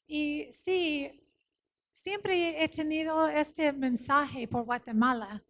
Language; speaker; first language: Spanish; non-native, fluent; English